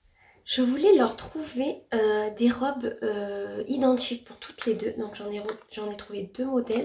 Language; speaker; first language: French; native; French